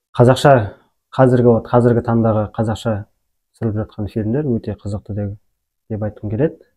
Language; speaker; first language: Kazakh; native; Kazakh